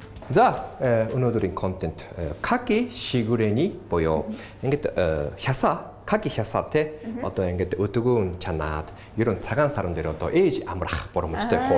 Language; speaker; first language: Mongolian; non-native, fluent; Japanese